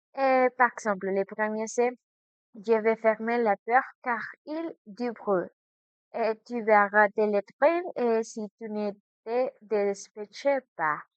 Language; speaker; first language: French; non-native, learner; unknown